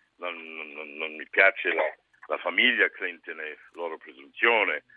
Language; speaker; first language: Italian; non-native, fluent; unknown